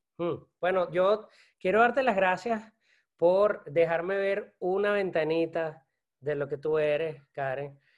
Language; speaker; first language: Spanish; native; Spanish